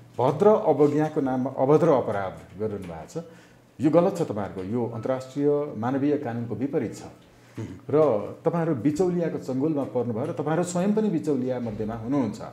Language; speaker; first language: Nepali; native; Nepali